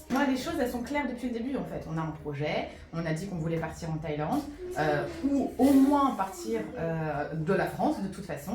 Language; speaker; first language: French; native; French